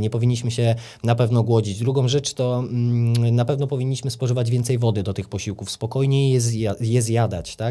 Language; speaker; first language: Polish; native; Polish